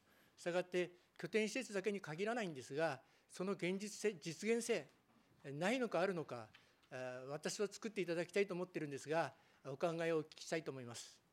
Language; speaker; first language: Japanese; native; Japanese